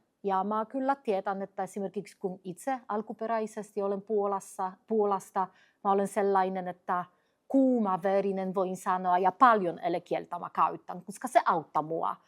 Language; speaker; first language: Finnish; non-native, fluent; Polish